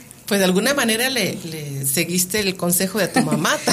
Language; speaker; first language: Spanish; native; Spanish